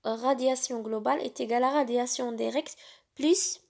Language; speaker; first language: French; non-native, local second language; Arabic